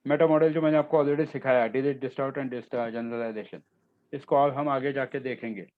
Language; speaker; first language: Hindi; non-native, local second language; Marathi